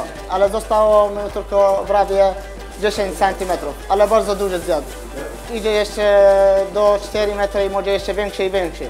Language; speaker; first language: Polish; non-native, learner; Arabic